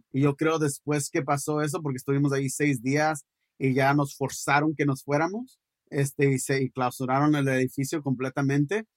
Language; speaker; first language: Spanish; early bilingual, heritage; Spanish